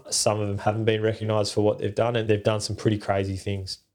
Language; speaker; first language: English; native; English